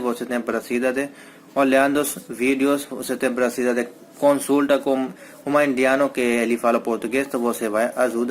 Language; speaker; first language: Portuguese; non-native, learner; Hindi